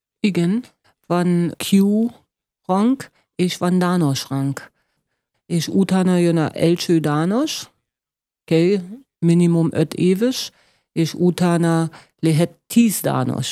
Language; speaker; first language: Hungarian; non-native, learner; German